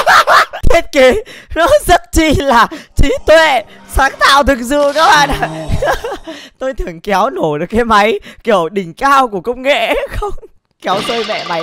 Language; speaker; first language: Vietnamese; native; Vietnamese